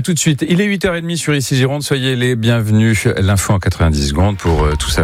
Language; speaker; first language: French; native; French